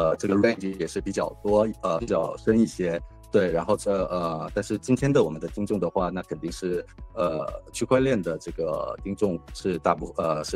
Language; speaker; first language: Chinese; non-native, fluent; Korean